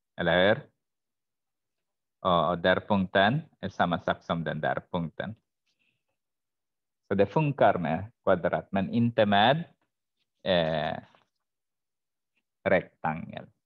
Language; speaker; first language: Swedish; non-native, fluent; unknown